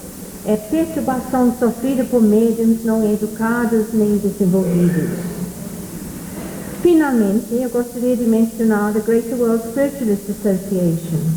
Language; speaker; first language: Portuguese; non-native, fluent; English